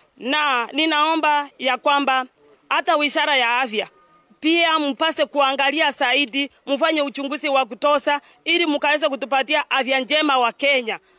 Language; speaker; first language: Swahili; non-native, local second language; Gusii